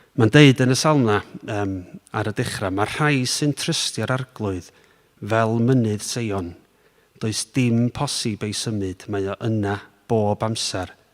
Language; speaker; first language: Welsh; native; Welsh